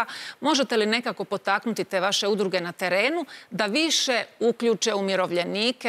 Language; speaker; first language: Croatian; native; Croatian